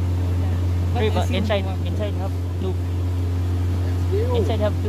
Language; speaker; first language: English; non-native, learner; Filipino